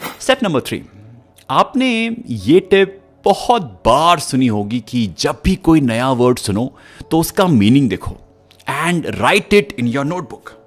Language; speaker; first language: Hindi; native; Hindi